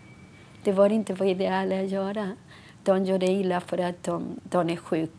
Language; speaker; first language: Swedish; non-native, learner; Spanish